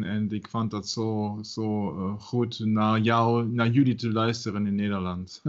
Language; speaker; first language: Dutch; non-native, learner; German